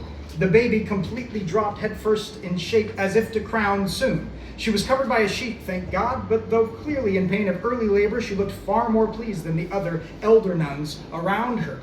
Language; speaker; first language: English; native; English